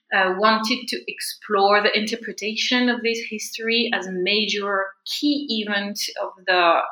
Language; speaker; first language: English; non-native, fluent; French